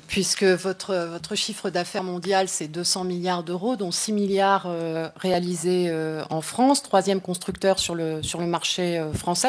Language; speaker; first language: French; native; French